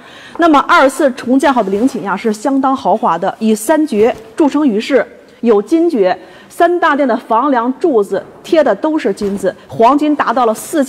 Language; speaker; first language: Chinese; native; Chinese